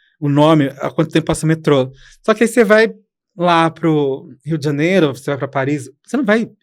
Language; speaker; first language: Portuguese; native; Portuguese